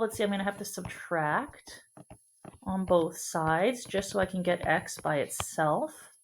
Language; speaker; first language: English; native; English